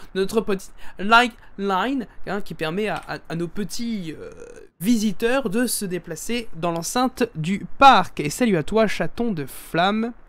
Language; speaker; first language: French; native; French